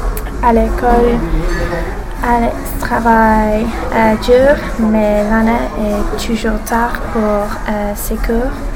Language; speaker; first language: French; non-native, learner; English